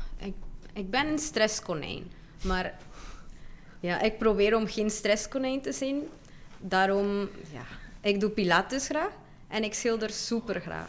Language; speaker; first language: Dutch; non-native, fluent; Spanish